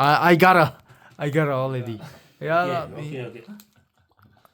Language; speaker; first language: English; non-native, learner; Korean